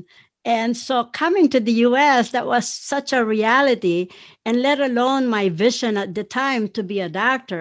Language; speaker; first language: English; non-native, local second language; Pampanga